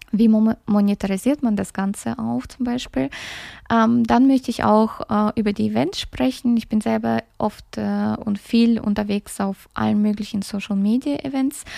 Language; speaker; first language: German; early bilingual, other home language; Russian